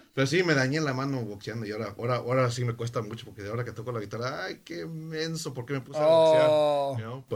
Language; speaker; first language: English; native; English